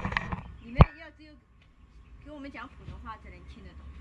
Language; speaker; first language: Chinese; non-native, fluent; Filipino